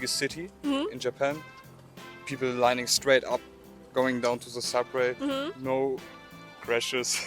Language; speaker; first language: English; non-native, learner; German